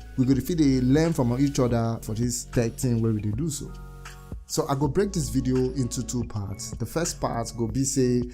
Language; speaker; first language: Nigerian Pidgin; native; Nigerian Pidgin